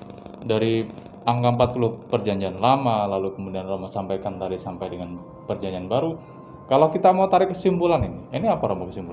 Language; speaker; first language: Indonesian; native; Indonesian